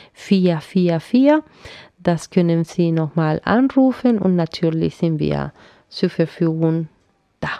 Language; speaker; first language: German; non-native, fluent; Spanish